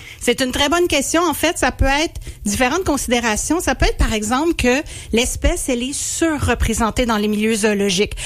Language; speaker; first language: French; native; French